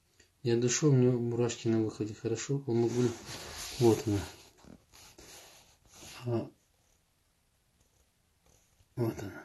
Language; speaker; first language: Russian; native; Russian